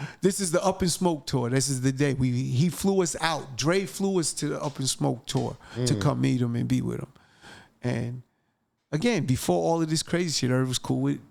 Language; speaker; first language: English; native; English